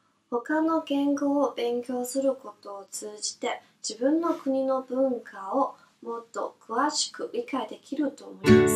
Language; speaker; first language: Japanese; non-native, fluent; Chinese